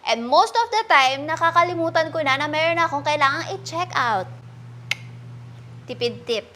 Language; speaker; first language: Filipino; native; Filipino